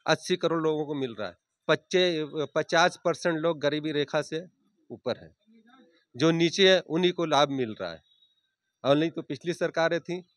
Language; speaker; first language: Hindi; native; Hindi